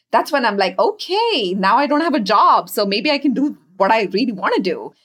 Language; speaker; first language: English; non-native, local second language; Kannada